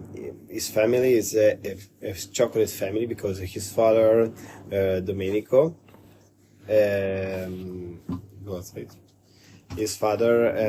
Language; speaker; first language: English; non-native, learner; Italian